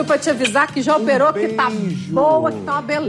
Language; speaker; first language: Portuguese; native; Portuguese